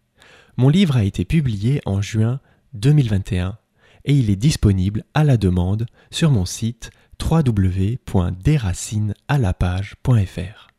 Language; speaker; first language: French; native; French